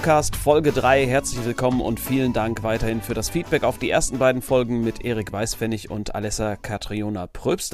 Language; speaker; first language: German; native; German